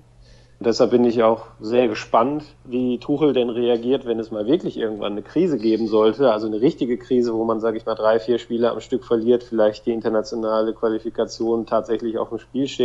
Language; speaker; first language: German; native; German